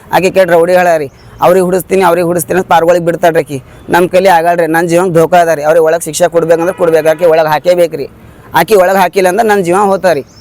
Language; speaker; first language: Kannada; native; Kannada